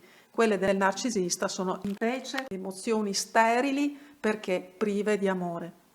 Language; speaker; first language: Italian; native; Italian